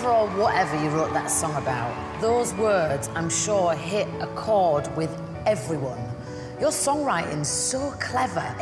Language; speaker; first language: English; native; English